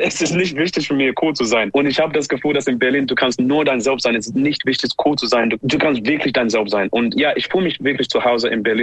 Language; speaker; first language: German; non-native, fluent; English